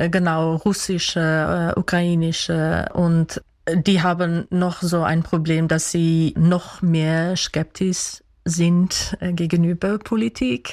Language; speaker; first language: German; non-native, fluent; Dutch